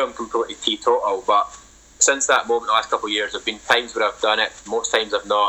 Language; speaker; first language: English; native; English